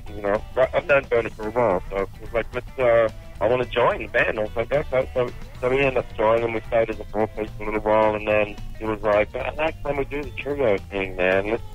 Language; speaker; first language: English; native; English